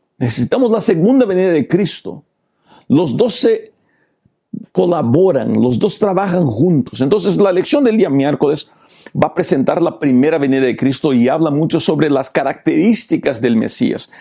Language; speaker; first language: Spanish; non-native, local second language; Portuguese